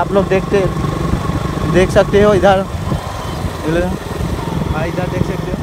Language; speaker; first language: Hindi; non-native, local second language; Assamese